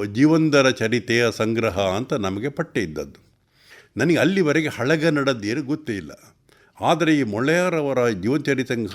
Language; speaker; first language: Kannada; non-native, local second language; Tulu